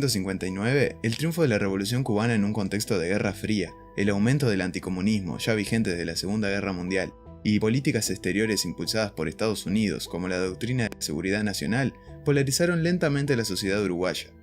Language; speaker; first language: Spanish; native; Spanish